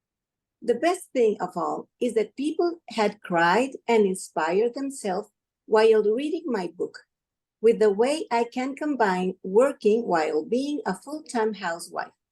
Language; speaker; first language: English; non-native, learner; Spanish